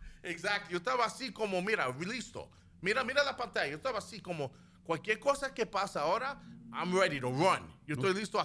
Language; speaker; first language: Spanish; early bilingual, heritage; Spanish